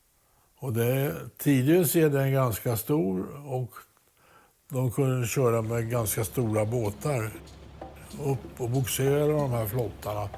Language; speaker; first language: Swedish; native; Swedish